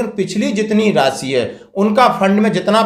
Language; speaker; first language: Hindi; native; Hindi